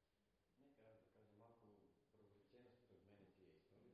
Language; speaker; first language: Bulgarian; non-native, fluent; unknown